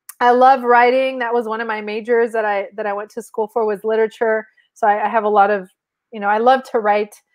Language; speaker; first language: English; non-native, fluent; Spanish